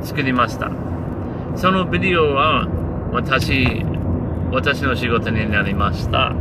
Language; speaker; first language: Japanese; non-native, learner; English